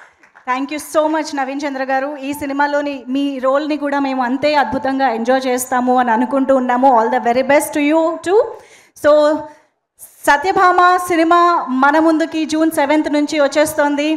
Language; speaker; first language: Telugu; native; Telugu